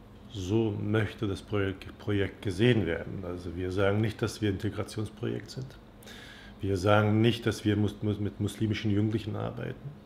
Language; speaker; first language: German; non-native, fluent; Turkish